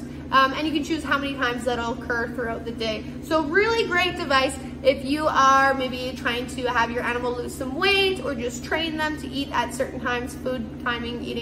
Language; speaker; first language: English; native; English